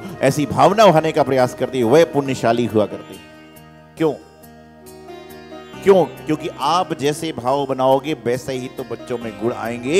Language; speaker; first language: Hindi; native; Hindi